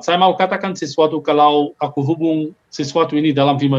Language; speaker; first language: Indonesian; non-native, fluent; Hebrew